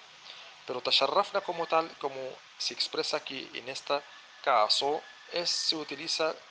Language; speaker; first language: Spanish; non-native, fluent; Arabic